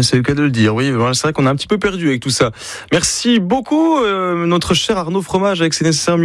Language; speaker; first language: French; native; French